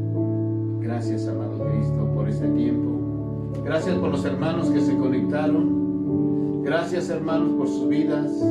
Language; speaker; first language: Spanish; native; Spanish